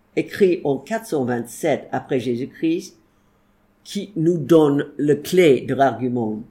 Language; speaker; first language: French; non-native, fluent; English